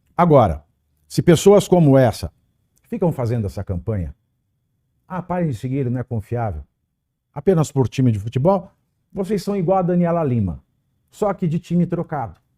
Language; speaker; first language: Portuguese; native; Portuguese